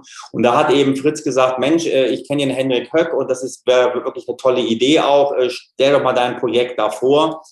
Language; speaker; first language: German; native; German